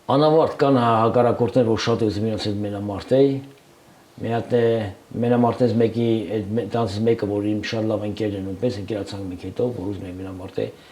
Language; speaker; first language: Armenian; native; Armenian